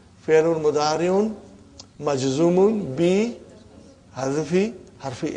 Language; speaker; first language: Arabic; non-native, fluent; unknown